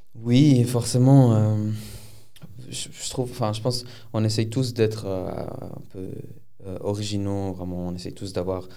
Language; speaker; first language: French; early bilingual, other home language; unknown